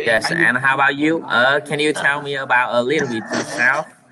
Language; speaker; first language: English; non-native, learner; Vietnamese